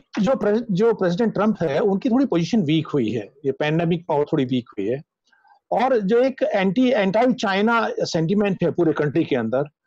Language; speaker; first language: Hindi; native; Hindi